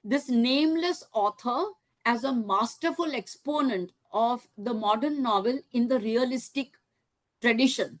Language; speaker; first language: English; non-native, local second language; Gujarati